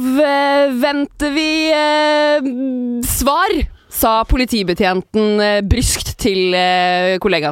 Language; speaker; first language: Norwegian; native; Norwegian